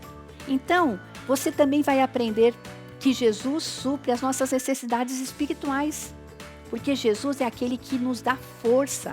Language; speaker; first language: Portuguese; native; Portuguese